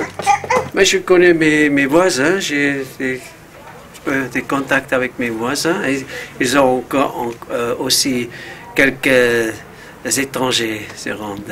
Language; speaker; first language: French; non-native, fluent; Dutch